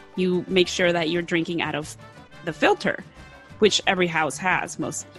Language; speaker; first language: English; early bilingual, other home language; Spanish